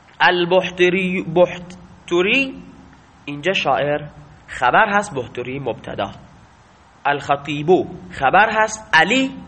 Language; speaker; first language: Persian; non-native, local second language; Baluchi